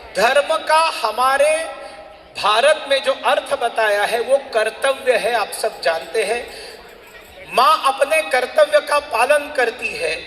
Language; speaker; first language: Hindi; non-native, local second language; Marathi